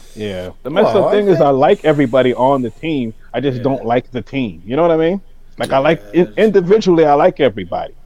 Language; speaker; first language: English; native; English